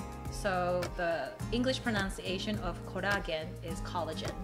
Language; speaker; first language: English; non-native, fluent; Japanese